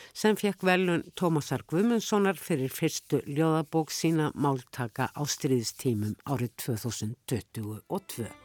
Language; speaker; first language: Icelandic; native; Icelandic